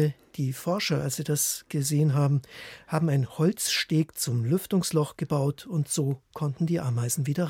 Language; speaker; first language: German; native; German